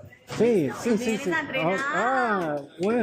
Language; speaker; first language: Spanish; non-native, learner; English